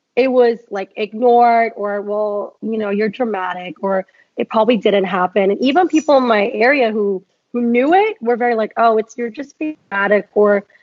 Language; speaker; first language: English; native; English